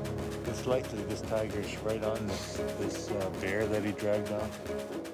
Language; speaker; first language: English; native; English